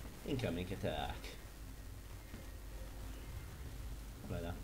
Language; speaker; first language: Polish; native; Polish